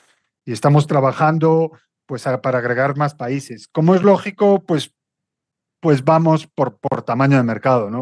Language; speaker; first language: Spanish; native; Spanish